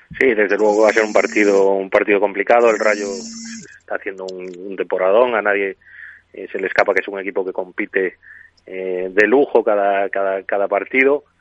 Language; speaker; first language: Spanish; native; Spanish